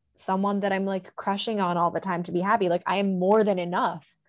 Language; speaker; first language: English; non-native, local second language; Japanese